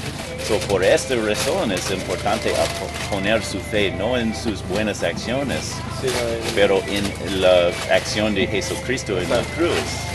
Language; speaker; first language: Spanish; non-native, learner; English